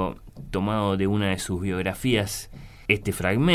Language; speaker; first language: Spanish; native; Spanish